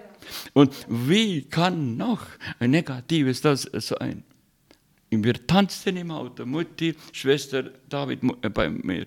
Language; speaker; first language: German; non-native, learner; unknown